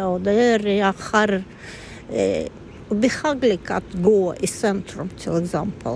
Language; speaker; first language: Swedish; non-native, learner; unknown